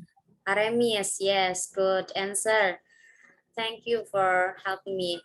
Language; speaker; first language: English; non-native, learner; Indonesian